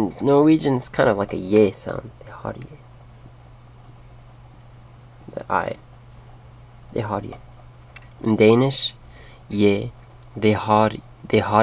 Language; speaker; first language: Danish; non-native, learner; English